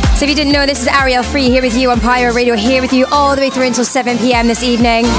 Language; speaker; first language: English; native; English